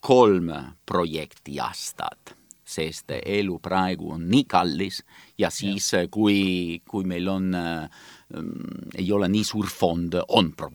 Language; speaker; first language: Estonian; non-native, learner; Italian